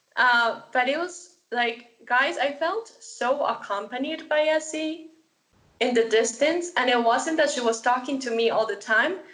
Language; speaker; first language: English; non-native, fluent; Spanish